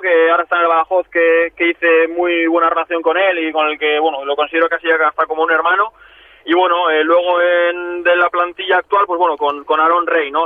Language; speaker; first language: Spanish; native; Spanish